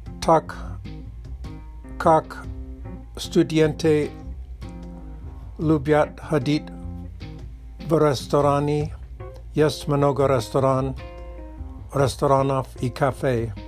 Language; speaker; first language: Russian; non-native, learner; English